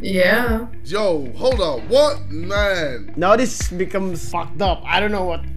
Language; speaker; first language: English; non-native, local second language; Filipino